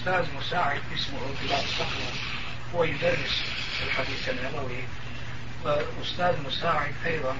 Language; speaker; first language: Arabic; non-native, fluent; Turkish